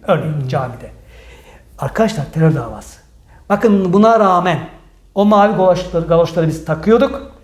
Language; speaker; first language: Turkish; early bilingual, heritage; Turkish